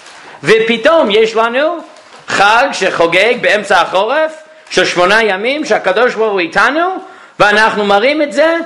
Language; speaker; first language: Hebrew; non-native, fluent; English